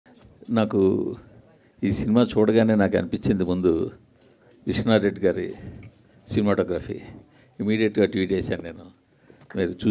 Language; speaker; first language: Telugu; native; Telugu